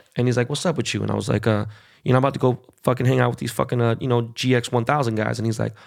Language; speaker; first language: English; early bilingual, other home language; Spanish